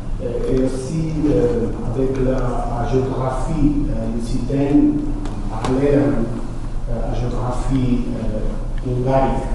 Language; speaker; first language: French; non-native, fluent; Portuguese